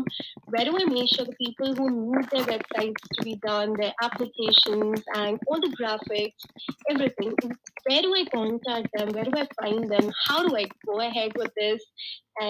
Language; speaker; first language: English; non-native, local second language; Hindi